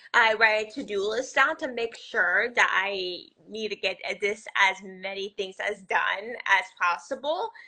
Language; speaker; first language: English; native; English